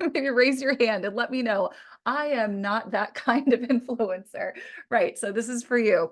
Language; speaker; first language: English; native; English